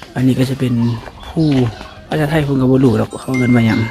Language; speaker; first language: Thai; non-native, local second language; Northeastern Thai